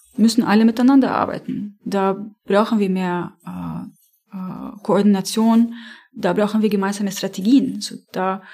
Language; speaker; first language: German; non-native, fluent; Arabic